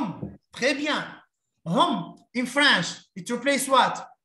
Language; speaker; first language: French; non-native, local second language; Arabic